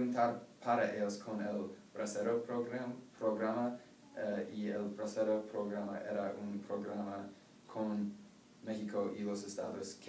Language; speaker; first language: Spanish; non-native, learner; English